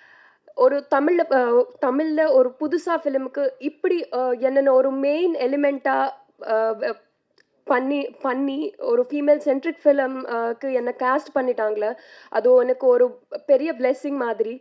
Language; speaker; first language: Tamil; non-native, learner; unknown